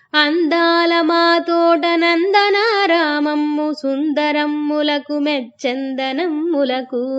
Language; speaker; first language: Telugu; native; Telugu